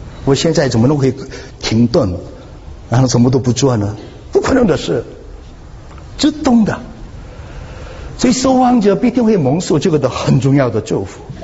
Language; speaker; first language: Chinese; non-native, fluent; Korean